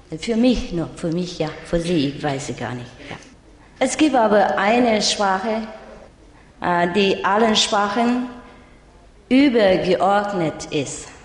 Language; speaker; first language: German; non-native, learner; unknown